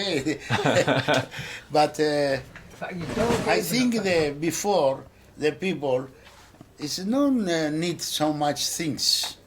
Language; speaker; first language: English; non-native, learner; Greek